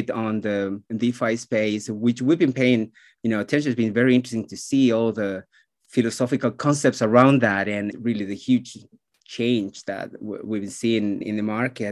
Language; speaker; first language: English; non-native, fluent; Spanish